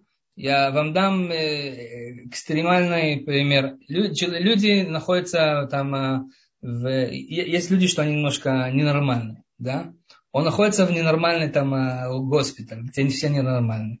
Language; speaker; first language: Russian; early bilingual, heritage; Russian